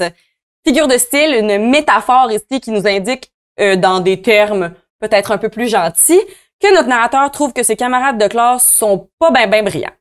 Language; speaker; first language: French; native; French